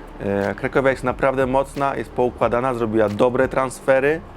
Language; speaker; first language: Polish; native; Polish